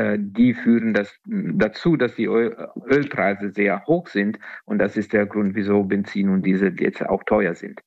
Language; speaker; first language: German; native; German